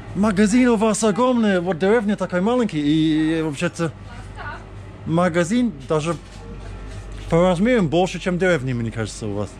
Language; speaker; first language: Russian; non-native, fluent; English